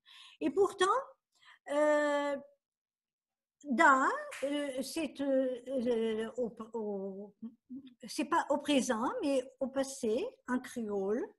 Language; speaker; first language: French; non-native, fluent; Portuguese